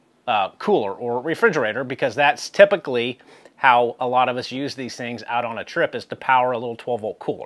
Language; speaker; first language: English; native; English